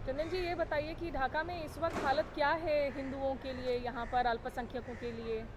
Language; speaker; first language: Hindi; native; Hindi